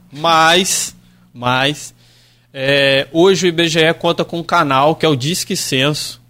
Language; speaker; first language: Portuguese; native; Portuguese